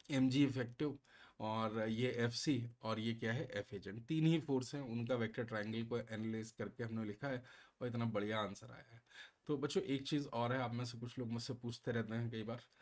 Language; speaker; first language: Hindi; native; Hindi